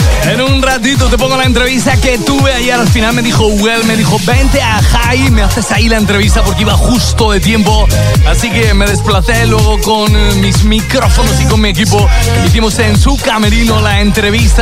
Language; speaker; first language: Spanish; native; Spanish